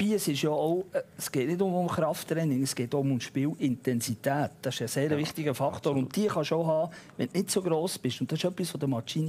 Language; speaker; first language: German; native; German